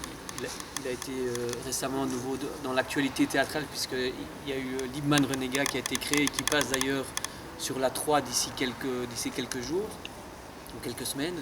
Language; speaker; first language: French; native; French